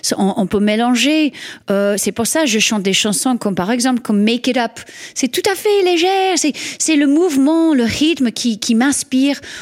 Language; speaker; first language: French; non-native, fluent; English